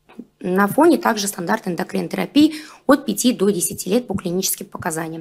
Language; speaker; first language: Russian; native; Russian